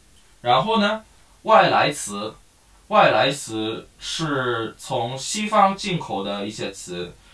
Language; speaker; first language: Chinese; non-native, fluent; Korean